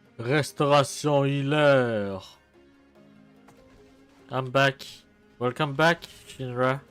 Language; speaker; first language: English; non-native, learner; French